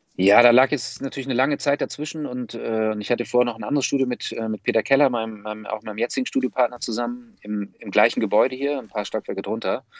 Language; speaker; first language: German; native; German